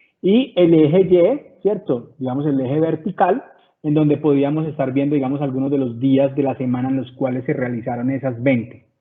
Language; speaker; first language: Spanish; native; Spanish